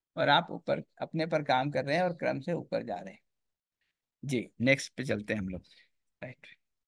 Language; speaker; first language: Hindi; native; Hindi